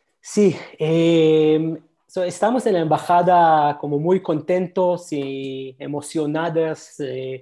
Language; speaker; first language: Spanish; non-native, learner; Hebrew